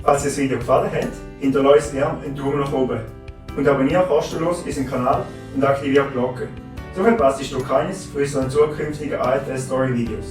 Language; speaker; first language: German; native; German